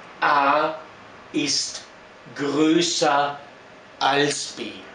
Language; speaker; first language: German; native; German